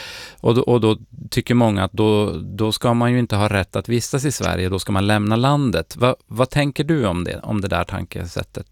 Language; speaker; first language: Swedish; native; Swedish